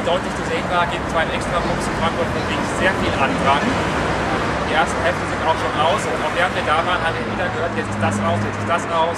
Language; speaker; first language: German; native; German